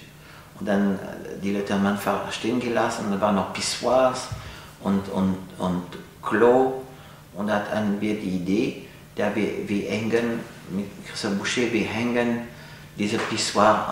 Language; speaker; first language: German; non-native, fluent; French